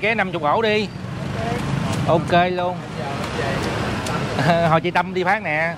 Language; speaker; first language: Vietnamese; native; Vietnamese